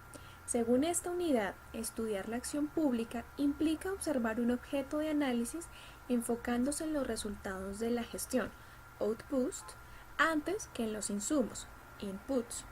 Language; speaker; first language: Spanish; native; Spanish